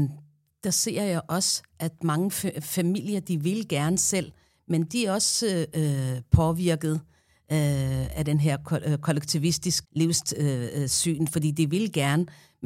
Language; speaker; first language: Danish; non-native, fluent; Arabic